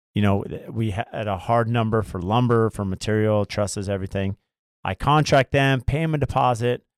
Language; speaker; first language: English; native; English